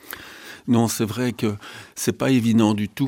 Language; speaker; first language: French; native; French